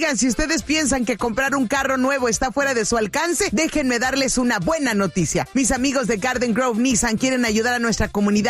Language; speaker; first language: Spanish; native; Spanish